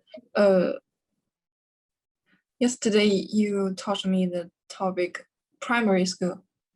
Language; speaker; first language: English; non-native, learner; Chinese